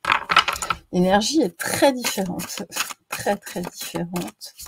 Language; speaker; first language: French; native; French